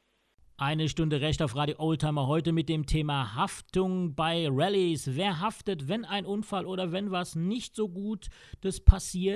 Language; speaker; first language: German; native; German